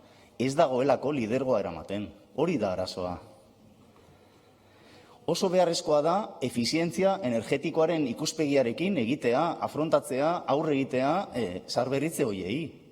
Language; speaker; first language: Basque; non-native, local second language; Spanish